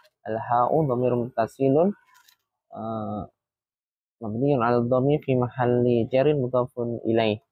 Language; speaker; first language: Arabic; non-native, fluent; Indonesian